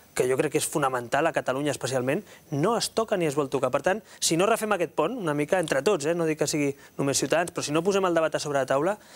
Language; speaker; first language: Catalan; native; Catalan